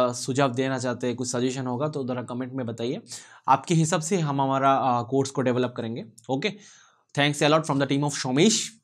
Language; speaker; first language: Hindi; non-native, local second language; Bangla